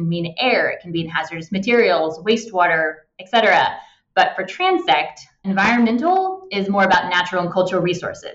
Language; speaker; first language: English; native; English